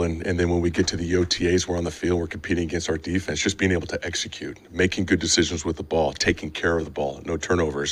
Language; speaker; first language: English; native; English